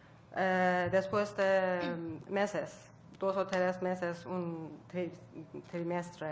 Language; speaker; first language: Spanish; non-native, learner; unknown